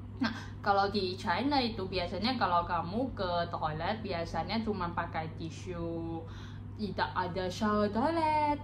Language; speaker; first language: Indonesian; non-native, learner; Chinese